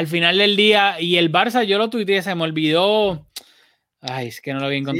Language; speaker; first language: Spanish; native; Spanish